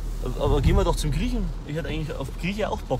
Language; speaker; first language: German; native; German